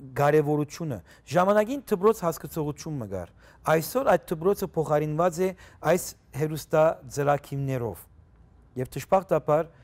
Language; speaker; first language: Armenian; native; Armenian